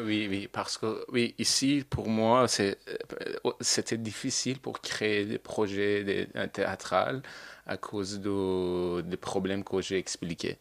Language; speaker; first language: French; non-native, learner; Persian